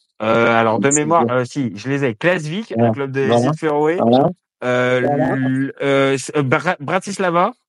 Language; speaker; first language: French; native; French